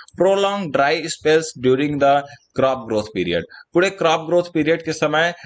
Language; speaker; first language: Hindi; native; Hindi